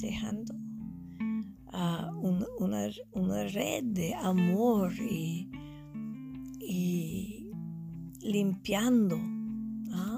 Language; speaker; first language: Spanish; non-native, fluent; English